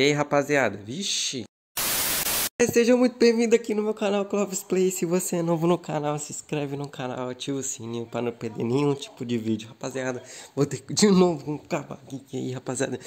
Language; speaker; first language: Portuguese; native; Portuguese